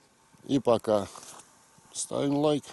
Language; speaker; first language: Russian; native; Russian